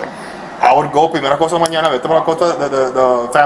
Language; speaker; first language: Spanish; early bilingual, heritage; Spanish